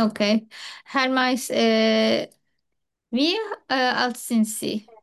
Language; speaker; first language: German; non-native, learner; Turkish